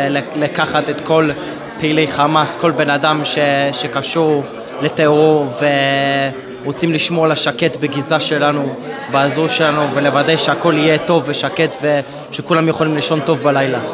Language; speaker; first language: Hebrew; non-native, fluent; English